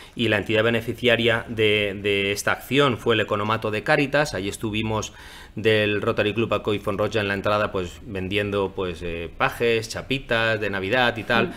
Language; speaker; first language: Spanish; non-native, local second language; Catalan